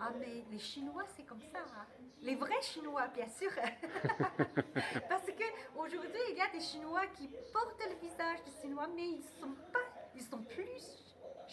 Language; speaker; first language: French; non-native, fluent; Chinese